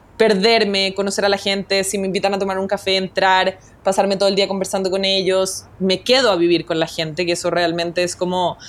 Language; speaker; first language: Spanish; native; Spanish